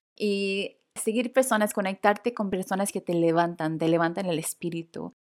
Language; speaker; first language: Spanish; early bilingual, heritage; Spanish